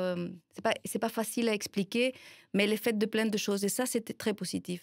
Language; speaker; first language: French; non-native, fluent; Spanish